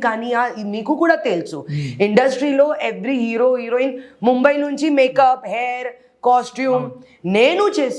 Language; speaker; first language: Telugu; non-native, learner; Hindi